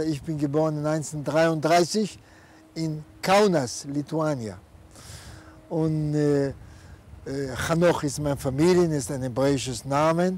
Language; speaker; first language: German; non-native, fluent; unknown